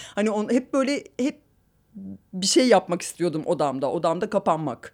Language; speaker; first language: Turkish; native; Turkish